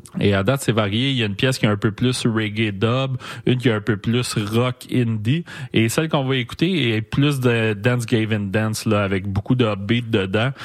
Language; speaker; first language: French; native; French